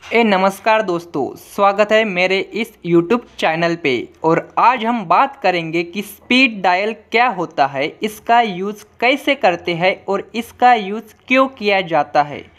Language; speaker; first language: Hindi; non-native, local second language; Marathi